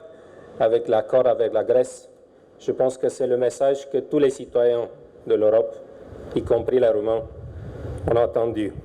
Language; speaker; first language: French; non-native, fluent; Romanian